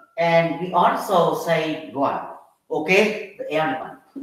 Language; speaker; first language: English; non-native, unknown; Vietnamese